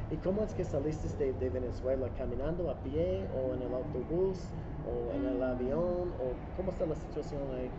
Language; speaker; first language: Spanish; non-native, learner; English